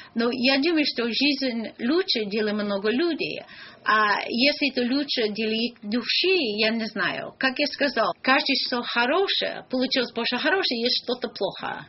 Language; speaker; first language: Russian; non-native, learner; English